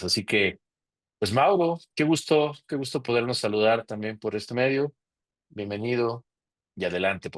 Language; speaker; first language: Spanish; native; Spanish